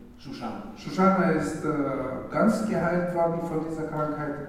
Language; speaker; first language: German; non-native, fluent; Russian